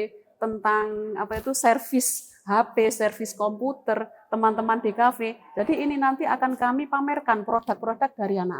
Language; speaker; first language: Indonesian; native; Indonesian